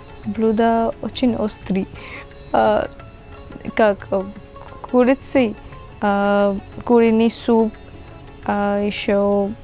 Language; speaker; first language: Russian; non-native, learner; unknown